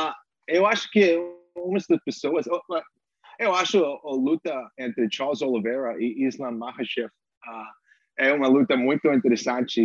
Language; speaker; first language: Portuguese; non-native, learner; English